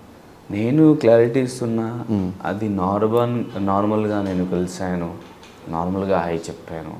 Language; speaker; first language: Telugu; non-native, local second language; Hindi